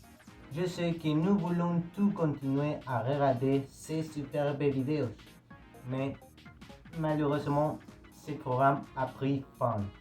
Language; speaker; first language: French; non-native, learner; Spanish